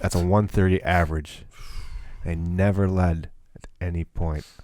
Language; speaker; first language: English; native; English